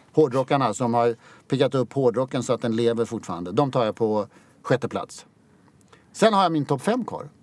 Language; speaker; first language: Swedish; native; Swedish